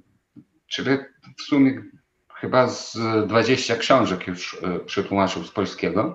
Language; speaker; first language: Polish; non-native, fluent; Ukrainian